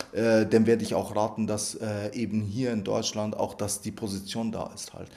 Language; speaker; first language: German; early bilingual, other home language; Arabic